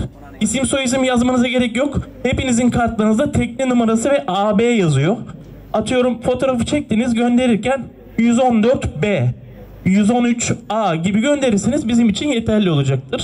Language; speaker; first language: Turkish; native; Turkish